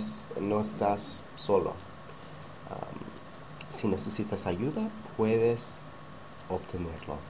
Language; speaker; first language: Spanish; non-native, learner; English